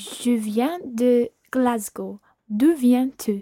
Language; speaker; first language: French; non-native, learner; English